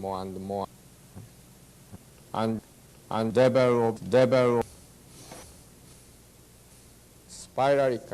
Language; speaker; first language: English; non-native, learner; Japanese